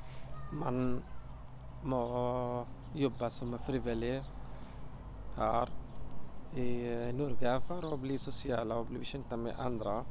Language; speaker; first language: Norwegian; non-native, learner; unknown